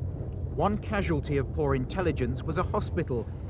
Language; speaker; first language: English; native; English